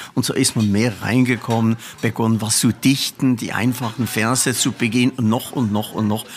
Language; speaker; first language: German; native; German